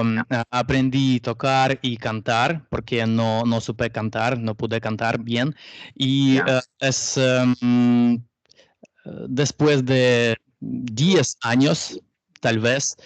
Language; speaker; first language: Spanish; non-native, learner; Russian